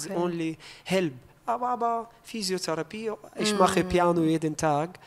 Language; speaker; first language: German; non-native, learner; Arabic